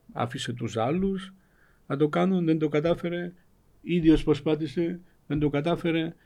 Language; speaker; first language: Greek; non-native, fluent; Georgian